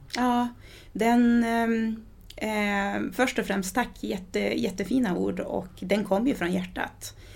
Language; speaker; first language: Swedish; early bilingual, other home language; Portuguese